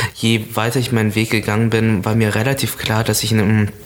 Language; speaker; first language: German; native; German